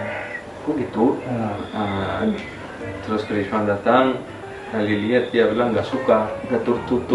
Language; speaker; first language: Indonesian; non-native, fluent; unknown